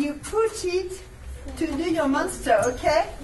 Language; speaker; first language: English; non-native, fluent; French